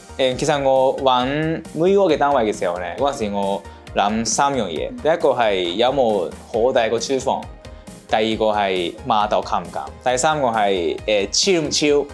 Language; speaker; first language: Cantonese; non-native, fluent; Japanese